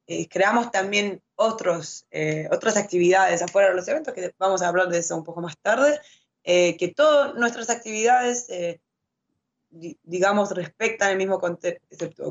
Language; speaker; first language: Spanish; non-native, fluent; French